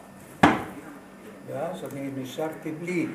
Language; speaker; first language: Hebrew; non-native, fluent; Hungarian